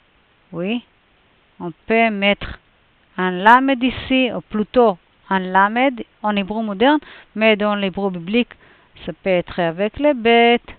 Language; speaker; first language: French; non-native, fluent; Hebrew